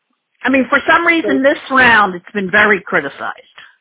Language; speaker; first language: English; native; English